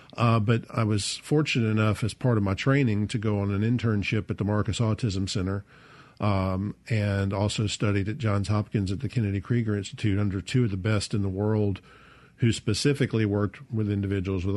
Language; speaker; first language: English; native; English